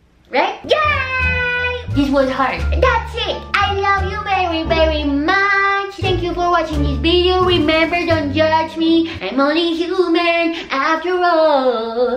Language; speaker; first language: English; non-native, fluent; Spanish